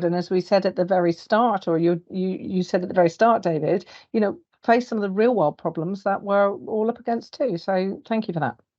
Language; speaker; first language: English; native; English